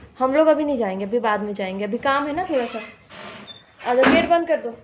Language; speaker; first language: Hindi; native; Hindi